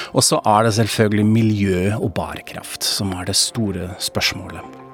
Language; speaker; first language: Norwegian; non-native, fluent; German